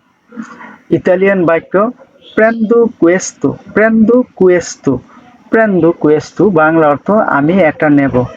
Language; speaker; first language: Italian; non-native, learner; Bangla